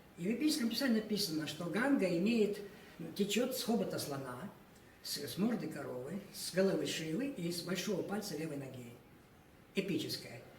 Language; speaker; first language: Russian; non-native, local second language; Ingush